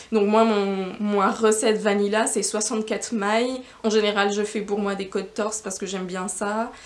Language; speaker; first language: French; non-native, fluent; Spanish